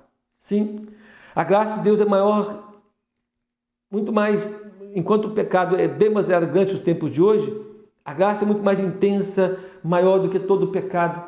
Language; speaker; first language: Portuguese; native; Portuguese